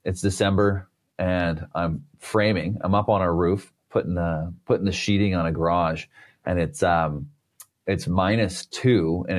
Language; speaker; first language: English; native; English